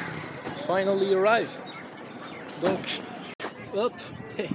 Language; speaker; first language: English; non-native, learner; French